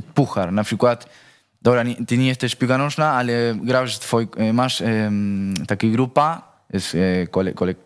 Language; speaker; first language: Polish; non-native, learner; Spanish